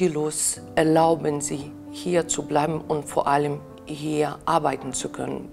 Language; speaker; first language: German; non-native, fluent; Ukrainian